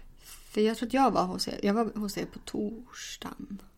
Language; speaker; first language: Swedish; native; Swedish